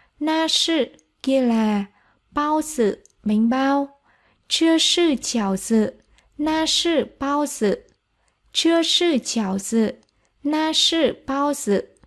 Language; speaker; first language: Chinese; non-native, fluent; Vietnamese